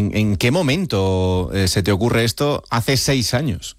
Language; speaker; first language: Spanish; native; Spanish